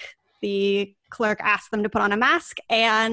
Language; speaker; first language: English; native; English